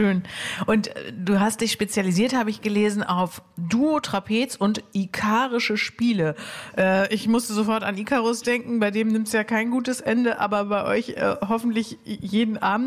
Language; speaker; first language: German; native; German